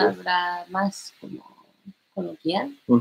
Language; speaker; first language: Spanish; non-native, learner; Japanese